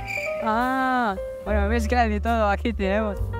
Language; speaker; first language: Spanish; non-native, fluent; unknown